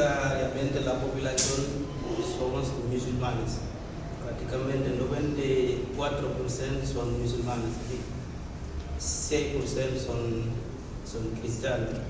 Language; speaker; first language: Spanish; non-native, learner; Wolof